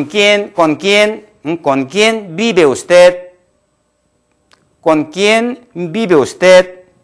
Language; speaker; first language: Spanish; non-native, fluent; Korean